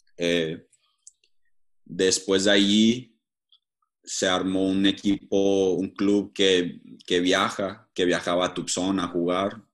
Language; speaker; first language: Spanish; early bilingual, heritage; Spanish